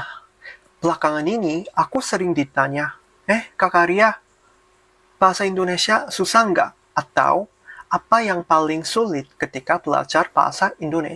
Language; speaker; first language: Indonesian; non-native, fluent; Korean